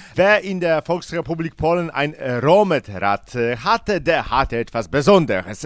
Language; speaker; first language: German; non-native, fluent; Polish